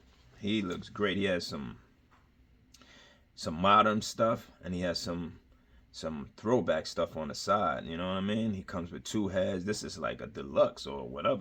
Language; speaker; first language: English; native; English